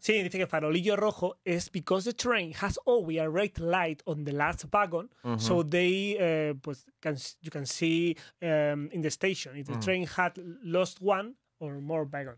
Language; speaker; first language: English; non-native, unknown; Spanish